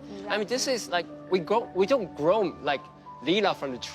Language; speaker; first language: English; non-native, fluent; Chinese